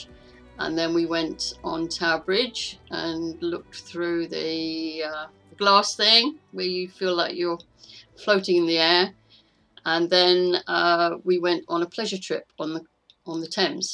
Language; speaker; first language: English; native; English